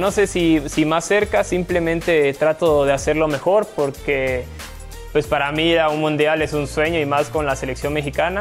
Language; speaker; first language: Spanish; native; Spanish